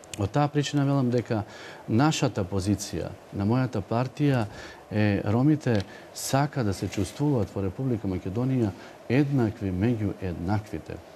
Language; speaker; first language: Macedonian; non-native, local second language; Romany